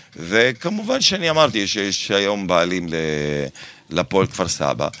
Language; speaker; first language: Hebrew; native; Hebrew